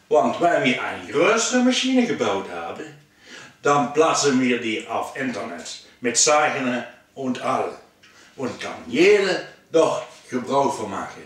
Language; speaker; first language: German; non-native, learner; Dutch